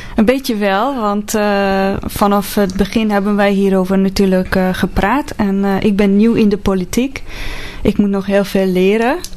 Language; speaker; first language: Dutch; non-native, fluent; Hungarian